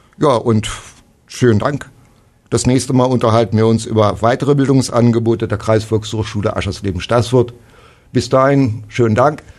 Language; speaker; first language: German; native; German